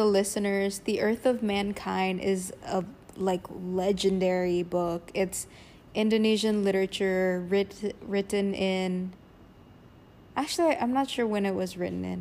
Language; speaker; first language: English; non-native, fluent; Indonesian